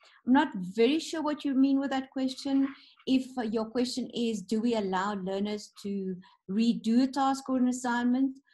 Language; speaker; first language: English; non-native, local second language; Afrikaans